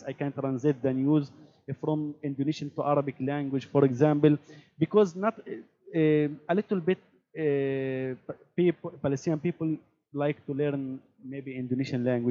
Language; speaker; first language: English; non-native, learner; Arabic